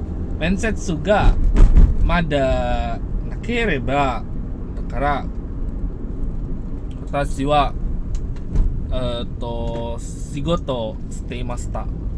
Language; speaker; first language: Japanese; non-native, learner; Indonesian